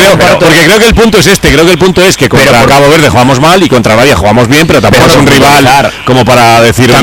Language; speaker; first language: Spanish; native; Spanish